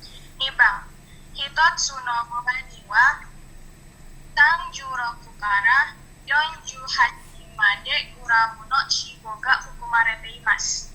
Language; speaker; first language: Japanese; non-native, learner; Indonesian